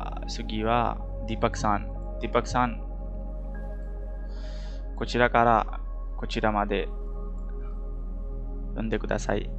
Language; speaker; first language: Japanese; non-native, fluent; Hindi